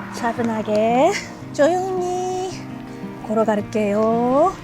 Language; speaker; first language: Korean; non-native, fluent; Japanese